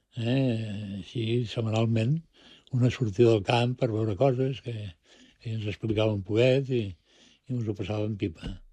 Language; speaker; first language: Catalan; early bilingual, other home language; Spanish